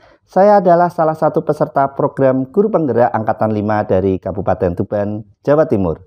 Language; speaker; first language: Indonesian; non-native, local second language; Javanese